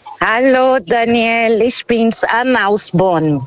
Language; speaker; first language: German; non-native, learner; Portuguese